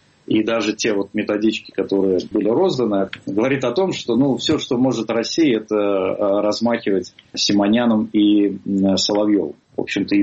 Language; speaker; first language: Russian; native; Russian